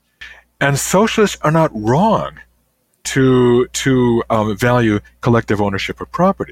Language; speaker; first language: English; native; English